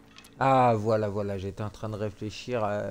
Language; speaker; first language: French; native; French